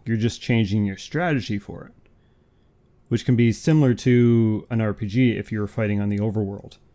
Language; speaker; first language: English; native; English